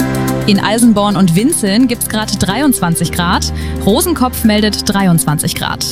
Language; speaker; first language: German; native; German